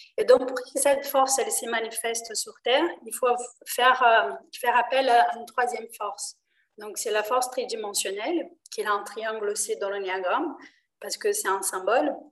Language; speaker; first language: French; non-native, fluent; Portuguese